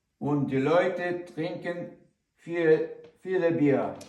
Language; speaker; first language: German; non-native, learner; Ukrainian